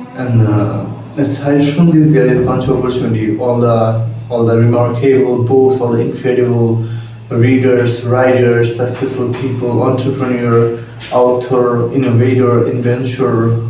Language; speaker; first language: English; non-native, local second language; Bangla